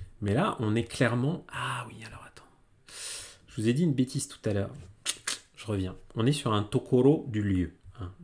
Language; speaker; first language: French; native; French